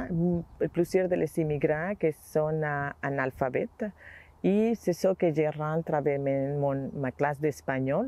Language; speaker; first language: French; non-native, learner; Spanish